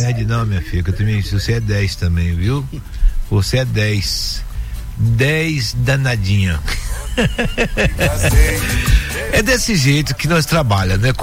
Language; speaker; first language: Portuguese; native; Portuguese